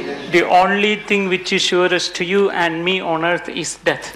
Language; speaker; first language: English; non-native, local second language; Malayalam